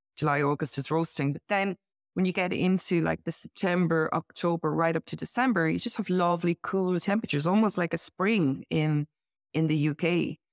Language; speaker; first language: English; native; English